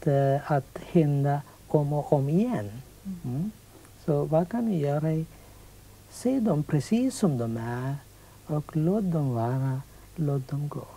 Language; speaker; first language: Swedish; non-native, fluent; Sinhala